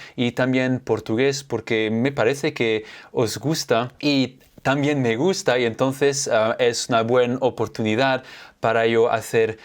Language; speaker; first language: Spanish; non-native, fluent; French